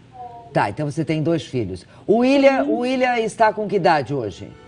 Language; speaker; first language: Portuguese; native; Portuguese